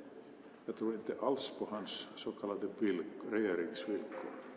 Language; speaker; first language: Swedish; non-native, local second language; Finnish